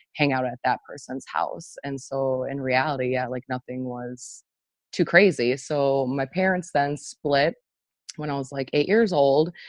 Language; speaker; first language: English; native; English